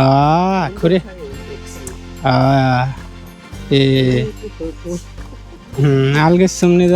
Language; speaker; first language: Korean; non-native, learner; Bangla